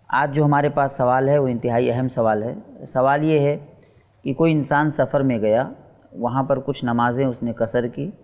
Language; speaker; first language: Urdu; native; Urdu